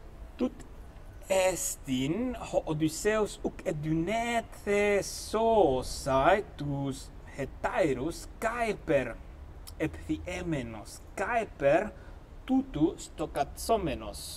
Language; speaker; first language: Greek; non-native, fluent; Spanish